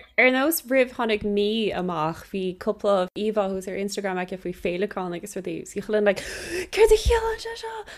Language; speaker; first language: Irish; non-native, local second language; English